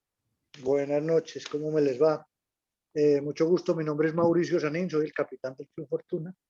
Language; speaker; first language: Spanish; native; Spanish